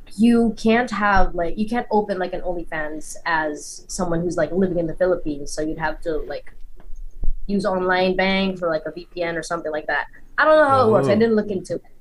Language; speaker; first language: English; native; English